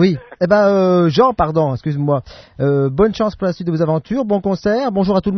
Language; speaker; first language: French; native; French